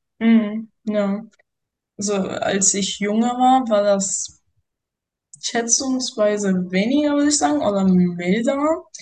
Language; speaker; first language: German; non-native, fluent; Spanish